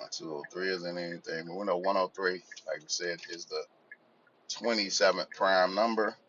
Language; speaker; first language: English; native; English